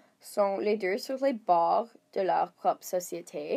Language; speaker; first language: French; non-native, learner; English